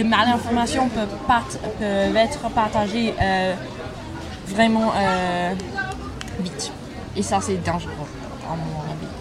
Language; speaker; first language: French; non-native, fluent; English